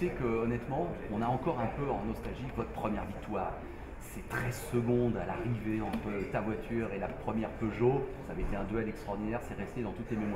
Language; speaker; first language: French; native; French